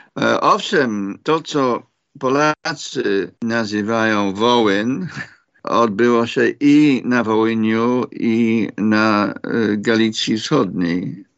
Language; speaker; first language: Polish; non-native, fluent; English